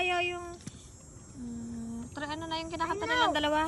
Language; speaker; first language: Filipino; non-native, local second language; Iloko